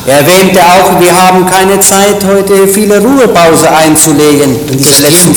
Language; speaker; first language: German; native; German